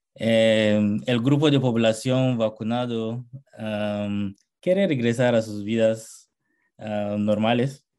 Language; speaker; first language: Spanish; non-native, fluent; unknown